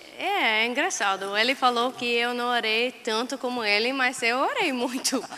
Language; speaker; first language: Portuguese; non-native, fluent; English